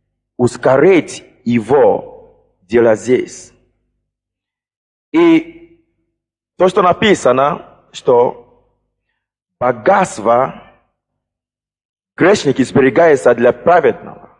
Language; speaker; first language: Russian; non-native, fluent; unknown